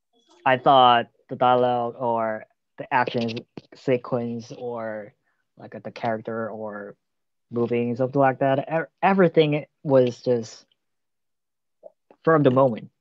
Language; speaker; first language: English; non-native, learner; Korean